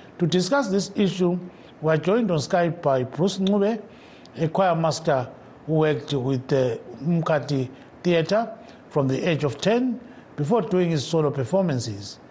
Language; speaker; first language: English; non-native, local second language; North Ndebele